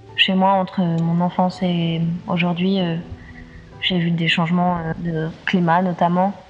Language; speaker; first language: French; native; French